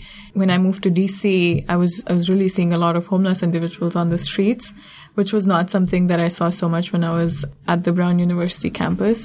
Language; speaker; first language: English; non-native, local second language; Hindi